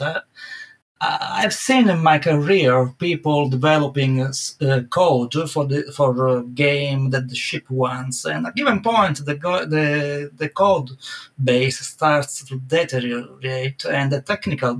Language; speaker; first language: English; non-native, fluent; Italian